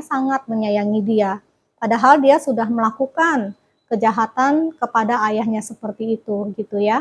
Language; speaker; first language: Indonesian; native; Indonesian